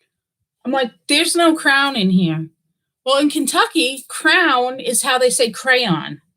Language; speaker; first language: English; native; English